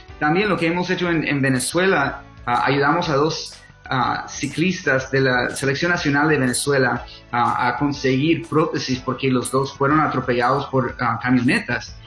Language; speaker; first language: Spanish; non-native, fluent; English